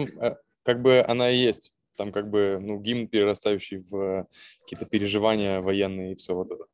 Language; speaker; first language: Ukrainian; non-native, local second language; Russian